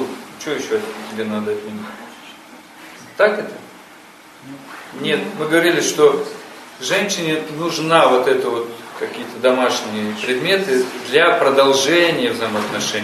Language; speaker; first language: Russian; native; Russian